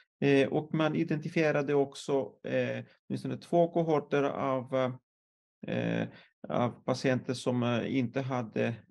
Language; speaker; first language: Swedish; non-native, fluent; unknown